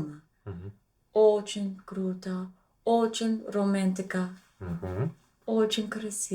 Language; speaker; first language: Russian; non-native, learner; English